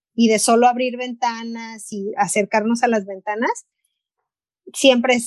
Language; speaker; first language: Spanish; native; Spanish